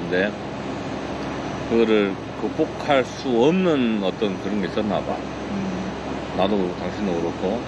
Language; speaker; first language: Korean; native; Korean